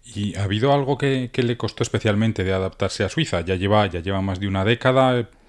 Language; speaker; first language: Spanish; native; Spanish